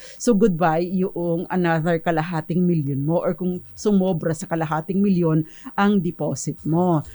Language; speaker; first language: Filipino; native; Filipino